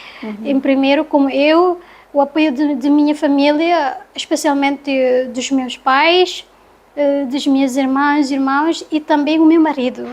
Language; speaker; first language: Portuguese; non-native, learner; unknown